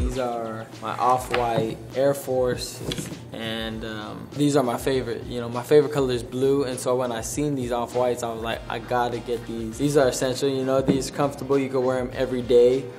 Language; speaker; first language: English; native; English